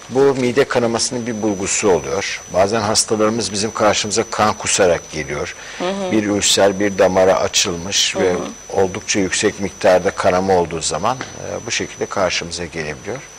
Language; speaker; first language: Turkish; native; Turkish